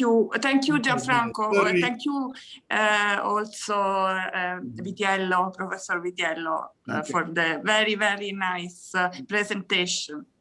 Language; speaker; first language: English; non-native, fluent; Italian